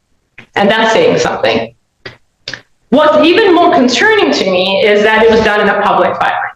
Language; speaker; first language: English; native; English